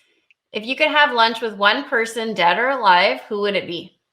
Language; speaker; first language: English; native; English